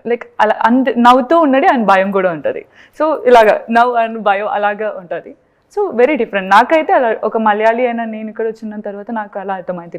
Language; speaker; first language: Telugu; non-native, learner; Malayalam